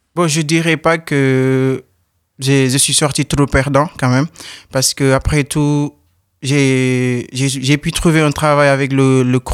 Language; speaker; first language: French; non-native, local second language; Wolof